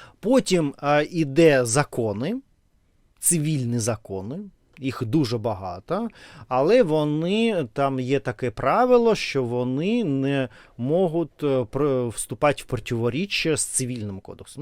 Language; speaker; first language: Ukrainian; non-native, learner; Russian